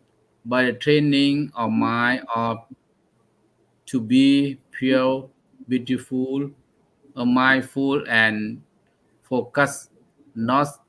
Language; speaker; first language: English; non-native, learner; Thai